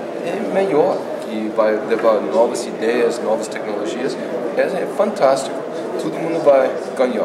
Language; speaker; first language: Portuguese; non-native, fluent; English